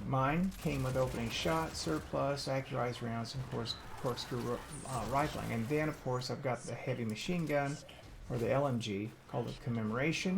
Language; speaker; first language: English; native; English